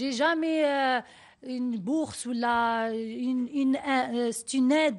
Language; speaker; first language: French; non-native, learner; Arabic